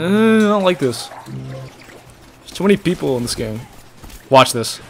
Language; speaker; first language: English; native; English